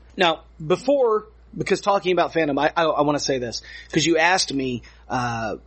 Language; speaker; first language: English; native; English